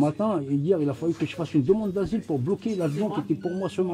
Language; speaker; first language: French; early bilingual, other home language; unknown